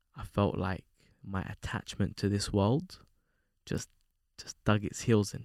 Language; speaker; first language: English; native; English